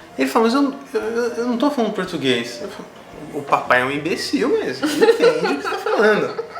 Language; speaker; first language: Portuguese; native; Portuguese